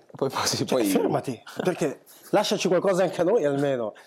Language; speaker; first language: Italian; early bilingual, other home language; Portuguese